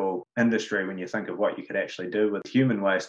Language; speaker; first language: English; native; English